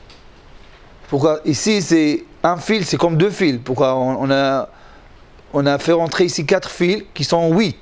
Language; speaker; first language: French; non-native, learner; Hebrew